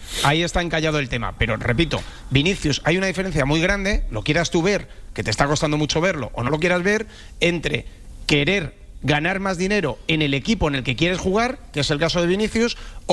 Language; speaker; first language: Spanish; native; Spanish